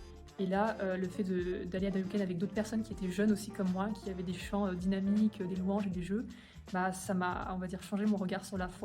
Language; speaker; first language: French; native; French